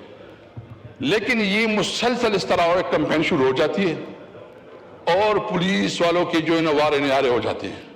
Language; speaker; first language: Urdu; non-native, local second language; Pashto